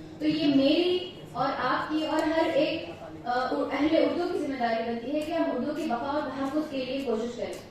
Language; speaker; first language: Urdu; native; Urdu